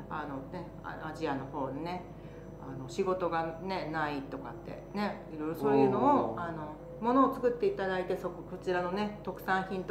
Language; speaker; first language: Japanese; native; Japanese